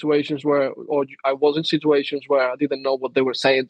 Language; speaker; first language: English; non-native, fluent; Spanish